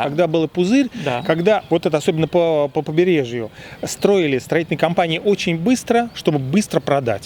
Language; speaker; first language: Russian; native; Russian